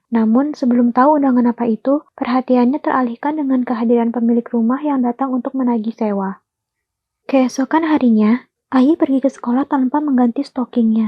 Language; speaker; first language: Indonesian; native; Indonesian